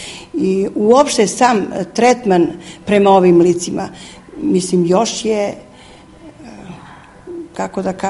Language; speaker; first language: Serbian; native; Serbian